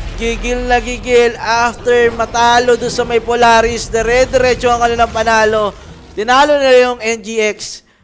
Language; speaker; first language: Filipino; native; Filipino